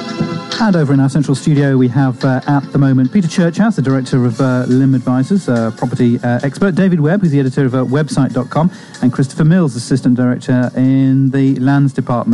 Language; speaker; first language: English; native; English